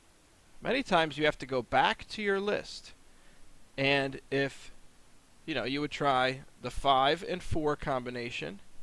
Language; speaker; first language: English; native; English